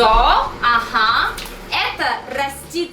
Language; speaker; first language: Russian; non-native, fluent; English